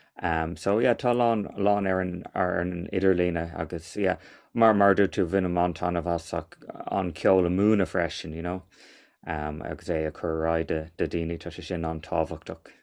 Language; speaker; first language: Irish; non-native, local second language; English